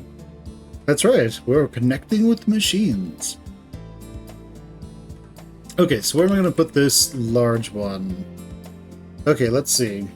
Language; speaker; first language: English; native; English